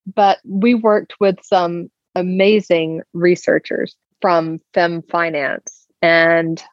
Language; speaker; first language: English; native; English